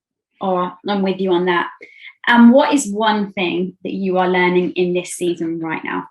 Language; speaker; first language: English; native; English